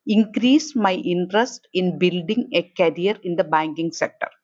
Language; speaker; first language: English; non-native, local second language; Malayalam